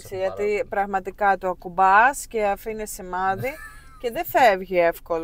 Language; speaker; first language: Greek; non-native, fluent; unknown